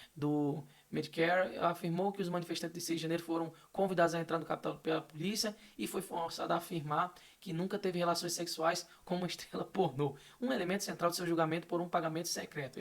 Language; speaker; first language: Portuguese; native; Portuguese